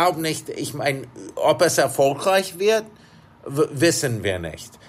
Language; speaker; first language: German; non-native, fluent; English